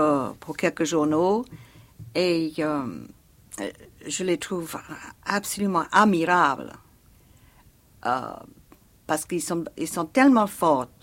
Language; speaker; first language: French; non-native, fluent; English